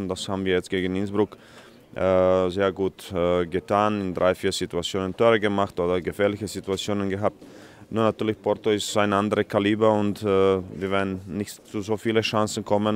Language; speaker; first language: German; non-native, fluent; Croatian